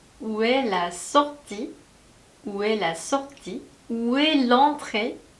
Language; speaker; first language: French; non-native, learner; Korean